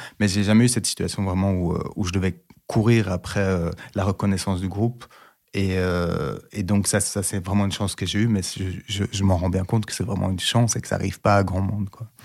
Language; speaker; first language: French; native; French